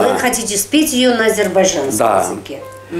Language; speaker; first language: Russian; native; Russian